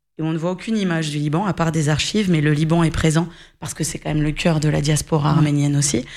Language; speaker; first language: French; native; French